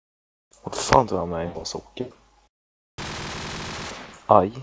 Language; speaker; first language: Swedish; native; Swedish